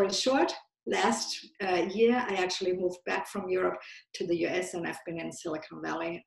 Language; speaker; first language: English; non-native, fluent; German